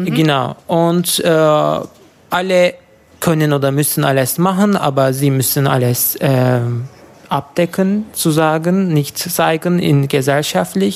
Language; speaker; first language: German; non-native, learner; Turkish